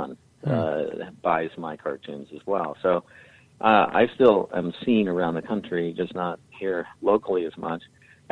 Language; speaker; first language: English; native; English